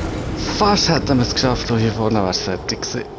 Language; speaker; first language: German; native; German